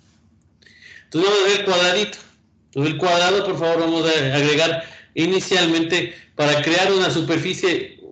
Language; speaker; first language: Spanish; native; Spanish